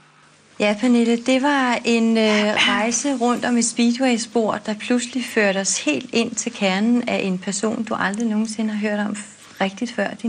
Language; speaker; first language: Danish; native; Danish